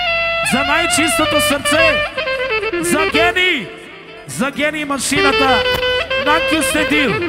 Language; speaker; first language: Bulgarian; non-native, local second language; Romany